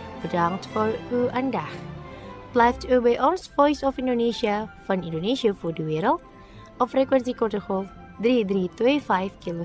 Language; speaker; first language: Dutch; non-native, fluent; Indonesian